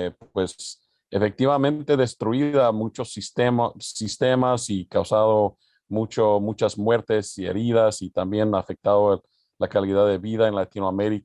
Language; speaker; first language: Spanish; early bilingual, other home language; English